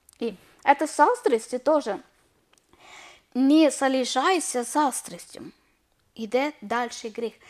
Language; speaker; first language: Ukrainian; non-native, learner; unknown